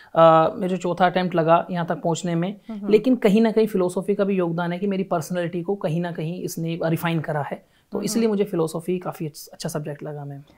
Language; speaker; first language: Hindi; native; Hindi